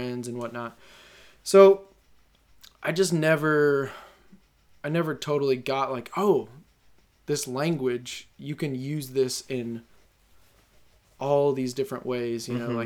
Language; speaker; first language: English; native; English